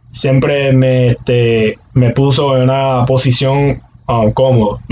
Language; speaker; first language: Spanish; native; Spanish